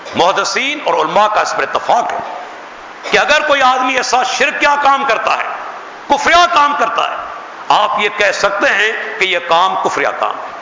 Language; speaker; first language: Urdu; non-native, local second language; Sindhi